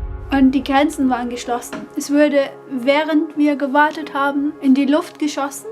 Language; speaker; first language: German; non-native, fluent; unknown